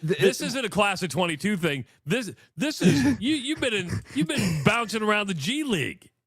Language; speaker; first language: English; native; English